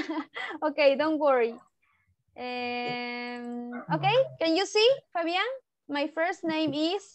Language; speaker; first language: English; non-native, fluent; Spanish